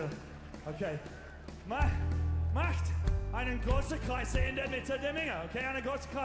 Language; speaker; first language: German; non-native, learner; English